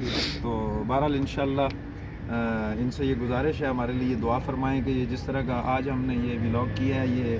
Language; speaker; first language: Urdu; native; Urdu